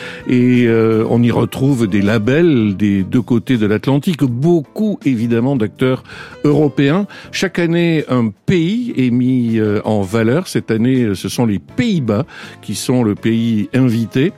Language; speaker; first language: French; native; French